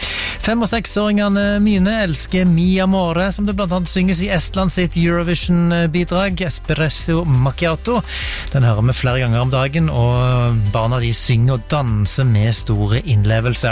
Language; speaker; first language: Norwegian; native; Norwegian